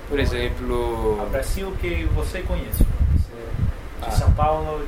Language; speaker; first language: Portuguese; non-native, learner; Spanish